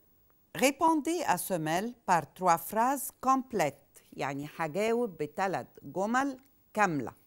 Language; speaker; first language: French; non-native, fluent; Arabic